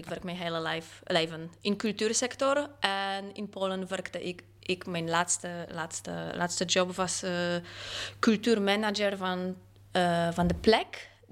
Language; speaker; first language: Dutch; non-native, fluent; Polish